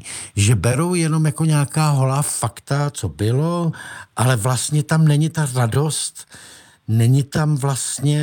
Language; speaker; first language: Czech; native; Czech